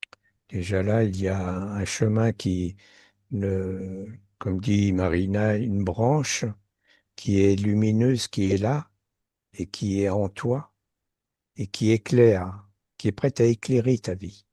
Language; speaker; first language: French; native; French